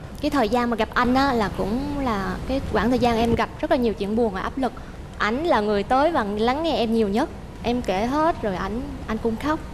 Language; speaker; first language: Vietnamese; native; Vietnamese